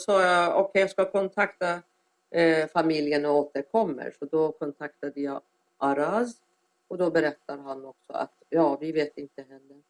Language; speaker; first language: Swedish; non-native, fluent; Persian